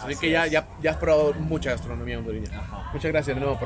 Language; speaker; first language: Spanish; native; Spanish